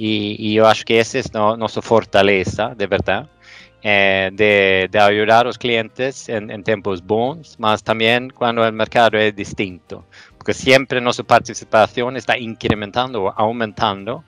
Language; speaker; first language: Portuguese; non-native, fluent; Swedish